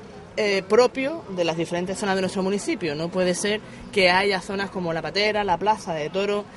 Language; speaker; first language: Spanish; native; Spanish